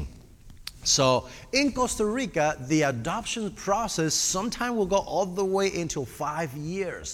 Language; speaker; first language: English; non-native, fluent; Spanish